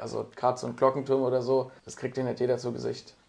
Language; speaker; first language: German; native; German